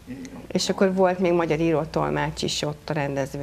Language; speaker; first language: Hungarian; non-native, local second language; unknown